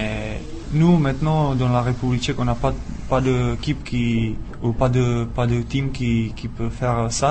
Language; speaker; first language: French; non-native, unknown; Czech